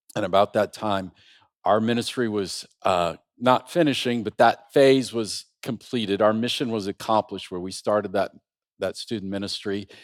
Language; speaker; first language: English; native; English